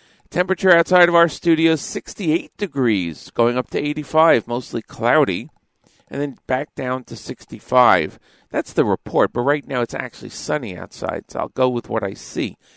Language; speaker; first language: English; native; English